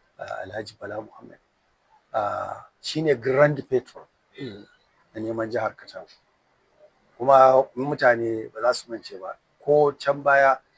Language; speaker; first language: Hausa; native; Hausa